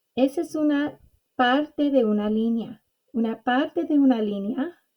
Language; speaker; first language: Spanish; non-native, learner; English